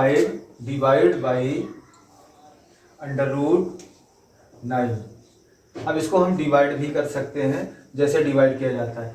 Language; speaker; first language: Hindi; native; Hindi